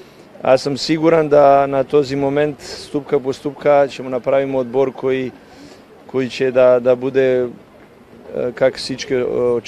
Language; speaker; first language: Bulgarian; non-native, learner; Serbian